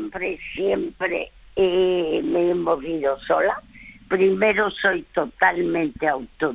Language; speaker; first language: Spanish; early bilingual, other home language; French